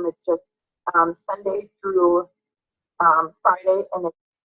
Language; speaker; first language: English; native; English